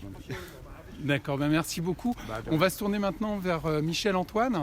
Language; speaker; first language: French; native; French